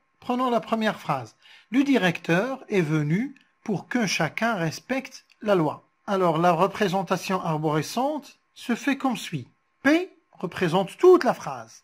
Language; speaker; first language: French; non-native, local second language; Arabic